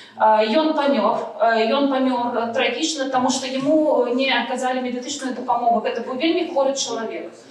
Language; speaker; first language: Belarusian; non-native, local second language; Russian